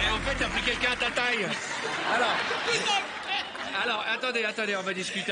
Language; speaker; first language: French; native; French